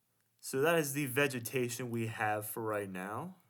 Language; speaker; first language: English; native; English